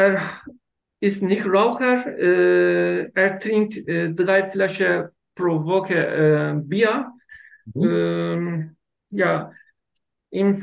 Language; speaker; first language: German; non-native, learner; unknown